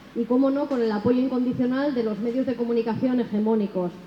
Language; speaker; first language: Spanish; native; Spanish